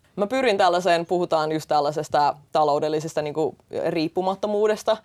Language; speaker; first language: Finnish; early bilingual, other home language; Russian